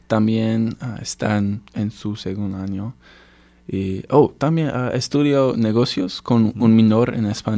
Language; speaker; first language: Spanish; non-native, learner; English